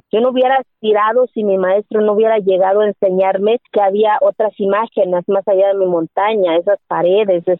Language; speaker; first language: Spanish; non-native, local second language; Zapotec